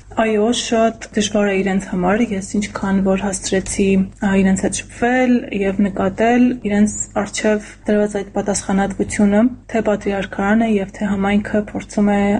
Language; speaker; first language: Armenian; native; Armenian